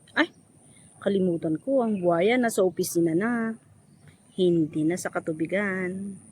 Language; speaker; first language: Filipino; native; Filipino